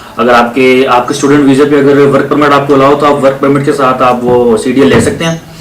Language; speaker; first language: Urdu; non-native, local second language; Punjabi